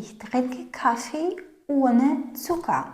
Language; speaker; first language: German; non-native, fluent; Ukrainian